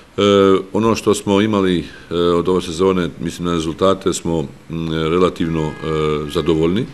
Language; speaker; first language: Bosnian; non-native, local second language; Albanian